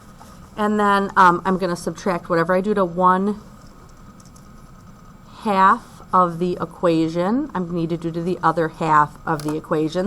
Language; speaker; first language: English; native; English